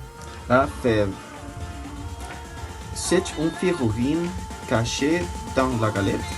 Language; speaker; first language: French; non-native, learner; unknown